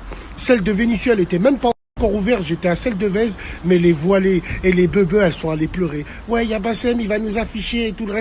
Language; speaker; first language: French; native; French